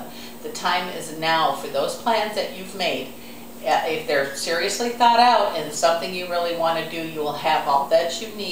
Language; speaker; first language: English; native; English